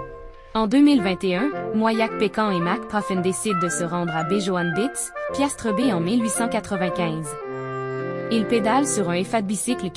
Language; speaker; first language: French; native; French